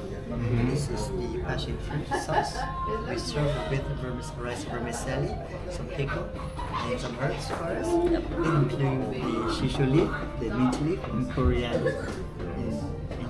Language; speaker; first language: English; non-native, fluent; Vietnamese